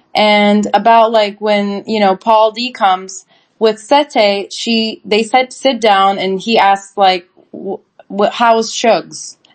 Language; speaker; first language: English; non-native, fluent; Turkish